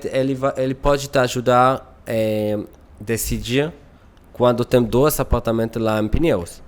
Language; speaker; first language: Portuguese; non-native, learner; Hebrew